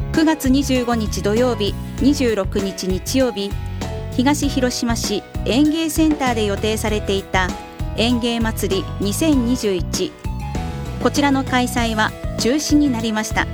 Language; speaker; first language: Japanese; native; Japanese